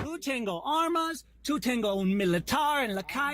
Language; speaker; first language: Spanish; non-native, learner; English